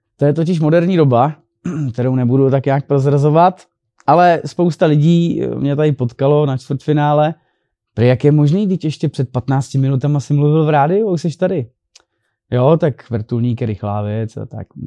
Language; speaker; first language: Czech; native; Czech